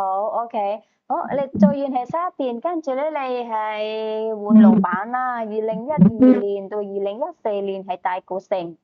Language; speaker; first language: Cantonese; native; Cantonese